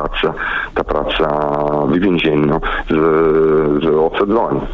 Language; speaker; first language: Polish; non-native, learner; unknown